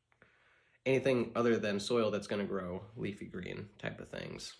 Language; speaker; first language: English; native; English